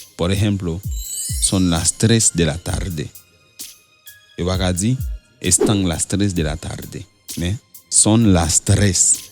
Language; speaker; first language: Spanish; non-native, fluent; Haitian Creole